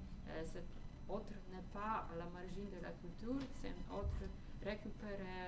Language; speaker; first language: French; non-native, fluent; Polish